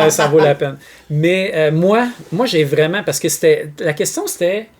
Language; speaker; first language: French; native; French